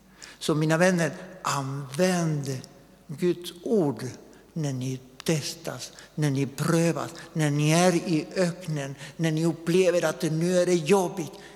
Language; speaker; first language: Swedish; non-native, fluent; Spanish